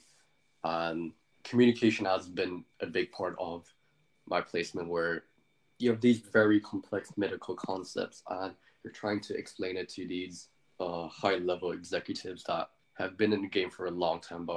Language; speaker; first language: English; native; English